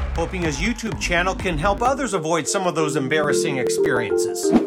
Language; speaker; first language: English; non-native, fluent; Spanish